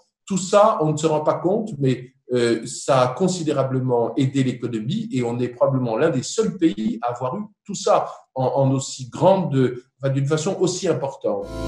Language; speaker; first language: French; native; French